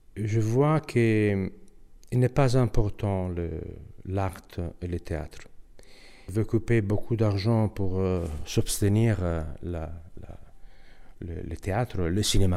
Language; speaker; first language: French; non-native, learner; Italian